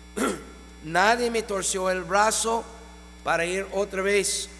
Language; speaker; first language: Spanish; non-native, fluent; English